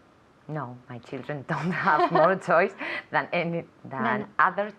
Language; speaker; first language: English; non-native, learner; Spanish